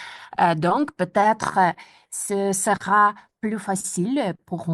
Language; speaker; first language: French; non-native, fluent; Ukrainian